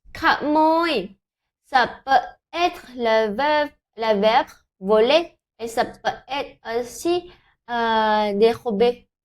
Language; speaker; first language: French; non-native, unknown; Thai